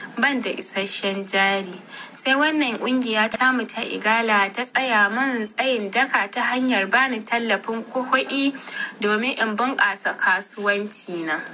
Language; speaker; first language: Hausa; non-native, local second language; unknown